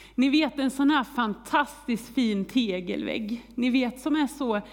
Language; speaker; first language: Swedish; native; Swedish